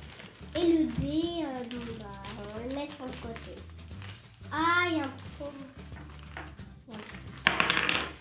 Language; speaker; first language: French; native; French